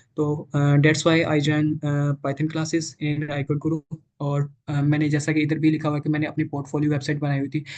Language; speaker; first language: Urdu; non-native, local second language; Punjabi